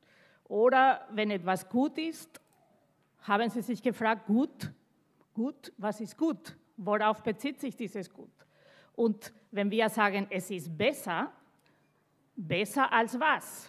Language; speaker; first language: German; non-native, fluent; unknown